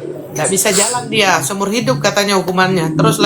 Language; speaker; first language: Indonesian; native; Indonesian